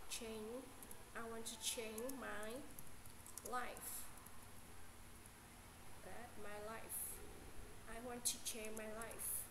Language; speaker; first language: English; non-native, learner; Vietnamese